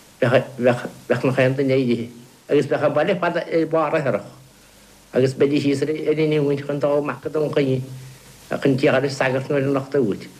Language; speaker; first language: Irish; native; Irish